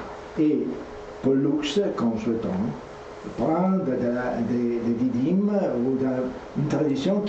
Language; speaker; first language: French; non-native, learner; Italian